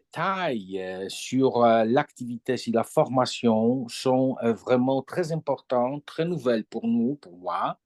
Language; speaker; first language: French; non-native, fluent; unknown